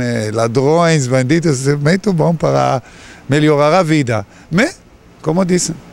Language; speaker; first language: Portuguese; non-native, learner; Hebrew